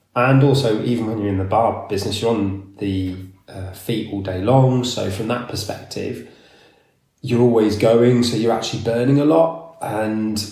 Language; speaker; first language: English; native; English